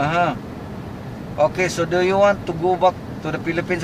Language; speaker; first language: English; non-native, local second language; Filipino